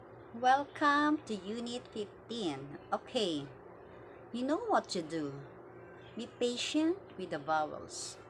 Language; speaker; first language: English; non-native, learner; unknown